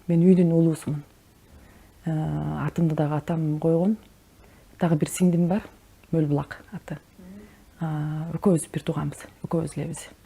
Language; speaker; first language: Kyrgyz; native; Kyrgyz